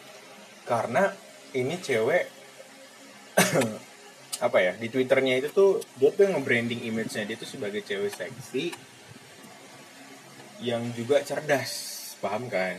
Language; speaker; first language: Indonesian; native; Indonesian